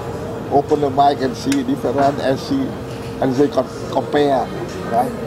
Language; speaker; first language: English; non-native, learner; Vietnamese